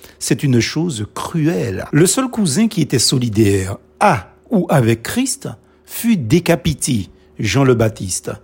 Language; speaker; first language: French; non-native, local second language; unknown